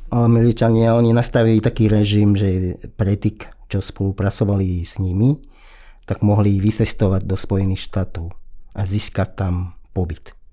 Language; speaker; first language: Slovak; non-native, fluent; Vietnamese